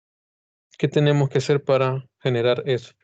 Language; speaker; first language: Spanish; native; Spanish